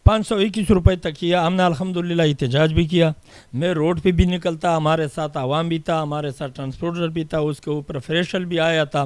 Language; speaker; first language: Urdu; non-native, local second language; Pashto